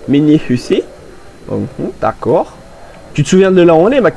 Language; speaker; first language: French; native; French